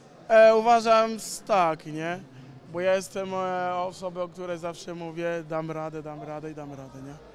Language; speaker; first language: Polish; non-native, learner; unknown